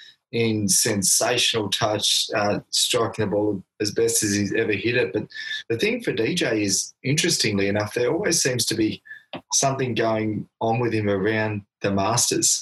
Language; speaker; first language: English; native; English